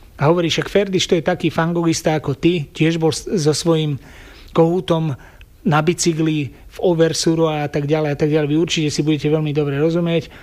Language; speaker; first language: Slovak; native; Slovak